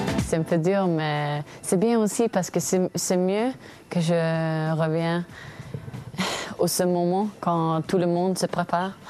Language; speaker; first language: French; non-native, fluent; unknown